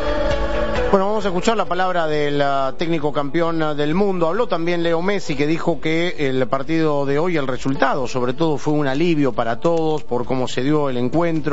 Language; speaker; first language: Spanish; native; Spanish